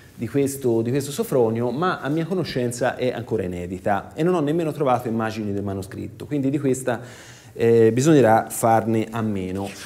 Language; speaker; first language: Italian; native; Italian